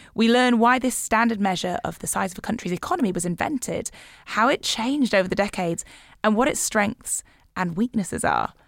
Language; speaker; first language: English; native; English